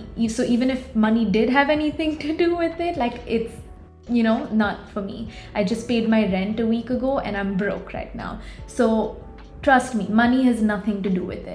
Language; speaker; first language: English; non-native, local second language; Hindi